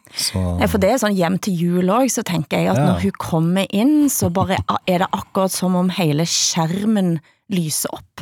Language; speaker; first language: Norwegian; native; Norwegian